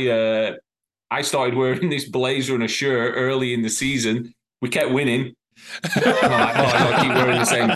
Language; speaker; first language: English; native; English